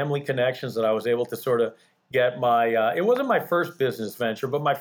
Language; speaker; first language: English; early bilingual, other home language; Spanish